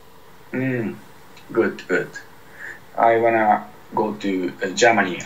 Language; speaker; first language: English; non-native, learner; Japanese